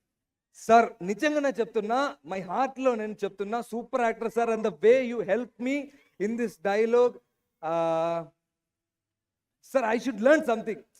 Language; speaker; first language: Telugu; non-native, learner; Malayalam